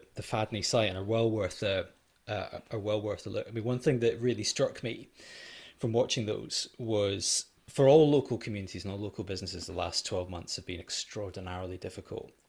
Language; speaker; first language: English; native; English